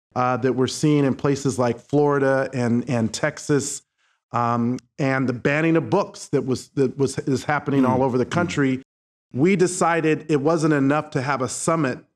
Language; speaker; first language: English; native; English